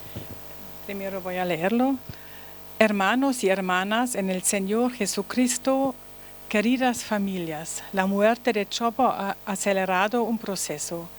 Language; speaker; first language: Spanish; non-native, learner; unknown